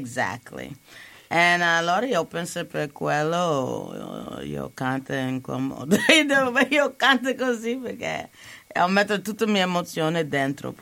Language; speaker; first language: Italian; non-native, learner; English